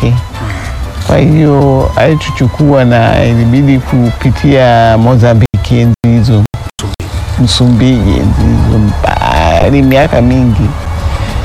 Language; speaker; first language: Swahili; early bilingual, other home language; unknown